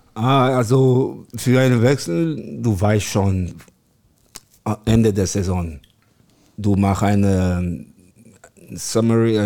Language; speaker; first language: German; non-native, learner; French